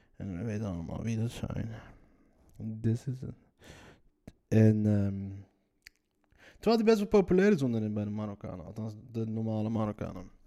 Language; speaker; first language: Dutch; early bilingual, other home language; Riffian